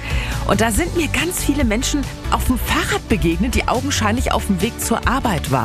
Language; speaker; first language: German; native; German